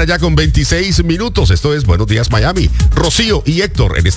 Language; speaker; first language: Spanish; native; Spanish